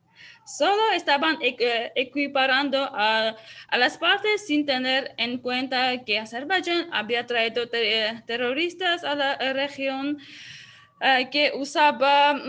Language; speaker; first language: Spanish; non-native, fluent; Armenian